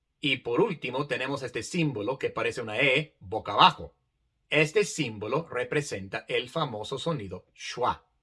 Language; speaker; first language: Spanish; non-native, fluent; English